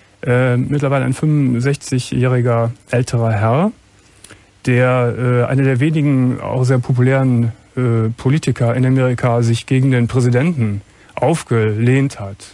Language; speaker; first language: German; native; German